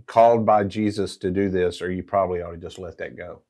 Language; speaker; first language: English; native; English